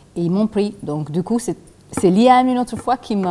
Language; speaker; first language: French; non-native, fluent; Albanian